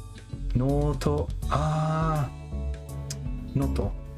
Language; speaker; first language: Japanese; non-native, learner; English